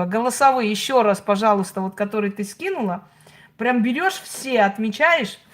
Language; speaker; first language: Russian; native; Russian